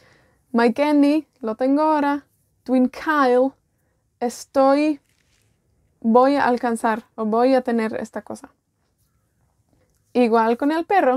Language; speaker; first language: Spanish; non-native, fluent; Welsh